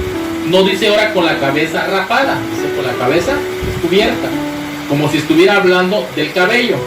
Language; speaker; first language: Spanish; native; Spanish